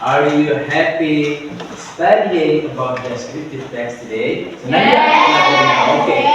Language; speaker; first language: English; non-native, learner; Indonesian